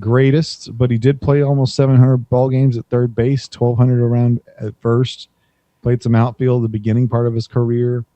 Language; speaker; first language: English; native; English